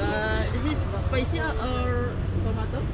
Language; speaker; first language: English; non-native, learner; Indonesian